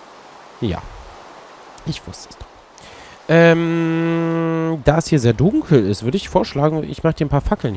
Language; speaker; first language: German; native; German